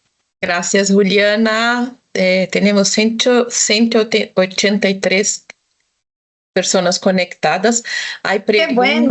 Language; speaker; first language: Spanish; non-native, local second language; Portuguese